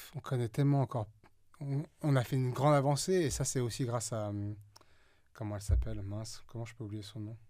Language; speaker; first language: French; native; French